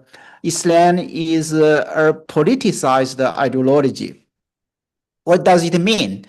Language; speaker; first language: English; non-native, fluent; Chinese